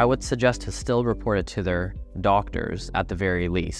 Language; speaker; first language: English; native; English